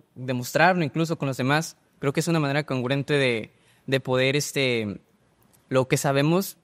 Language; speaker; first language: Spanish; native; Spanish